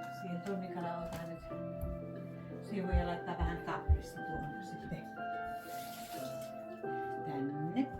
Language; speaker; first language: Finnish; native; Finnish